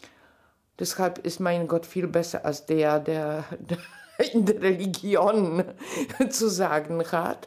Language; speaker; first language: German; non-native, fluent; Polish